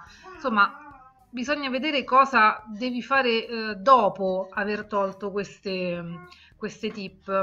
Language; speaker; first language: Italian; native; Italian